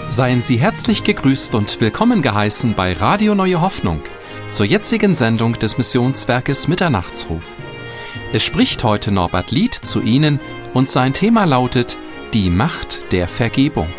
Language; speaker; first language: German; native; German